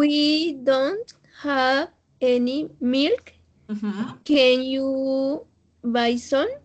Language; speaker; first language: English; non-native, learner; Spanish